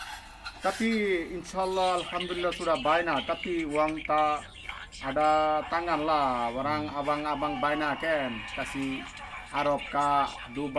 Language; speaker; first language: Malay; non-native, learner; Bangla